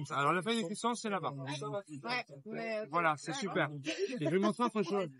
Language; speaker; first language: French; native; French